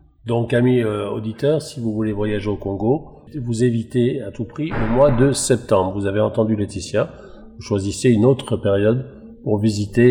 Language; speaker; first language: French; native; French